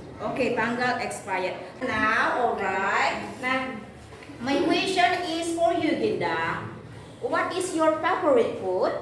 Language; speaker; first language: English; non-native, learner; Indonesian